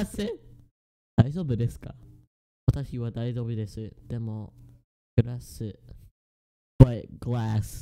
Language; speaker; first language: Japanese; non-native, learner; English